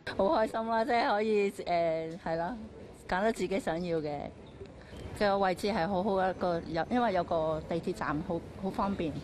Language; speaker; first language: Chinese; early bilingual, heritage; Chinese